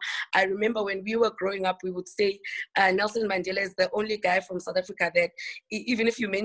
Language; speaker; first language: English; non-native, local second language; Xhosa